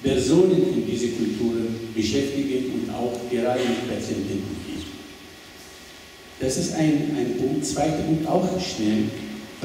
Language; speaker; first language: German; non-native, fluent; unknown